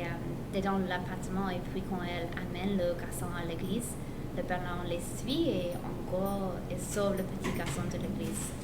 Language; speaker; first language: French; non-native, learner; English